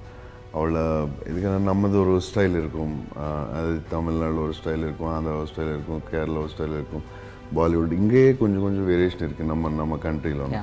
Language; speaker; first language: Tamil; non-native, local second language; Telugu